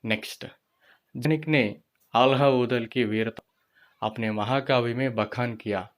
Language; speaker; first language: Hindi; non-native, local second language; Telugu